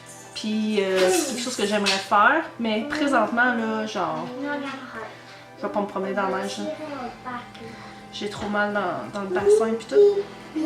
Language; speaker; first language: French; native; French